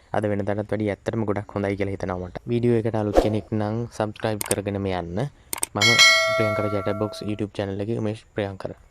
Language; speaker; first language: Sinhala; native; Sinhala